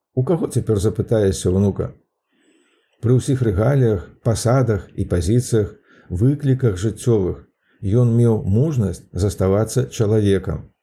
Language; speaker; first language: Belarusian; native; Belarusian